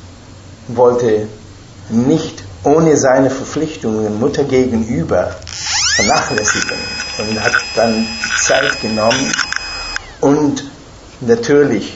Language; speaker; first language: German; non-native, fluent; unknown